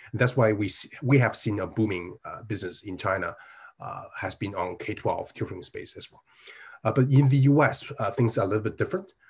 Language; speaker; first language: English; non-native, fluent; Chinese